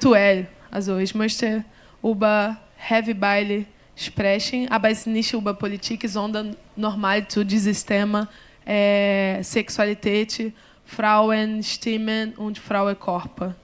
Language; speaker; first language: German; non-native, learner; Portuguese